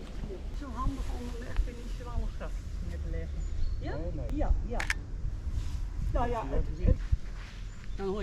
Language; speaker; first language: Dutch; native; Dutch